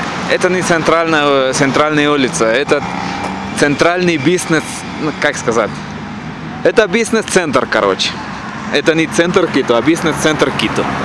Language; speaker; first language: Russian; non-native, fluent; Spanish